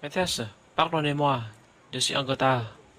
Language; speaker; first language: French; non-native, learner; Vietnamese